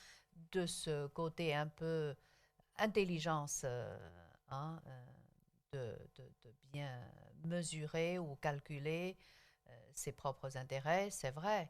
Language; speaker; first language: French; non-native, local second language; Chinese